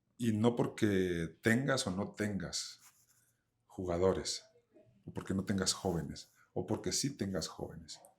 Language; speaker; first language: Spanish; native; Spanish